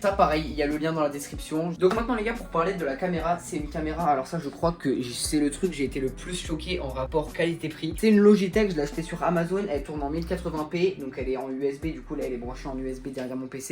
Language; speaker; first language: French; native; French